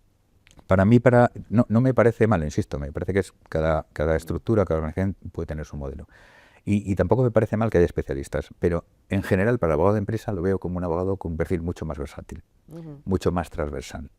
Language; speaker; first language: Spanish; native; Spanish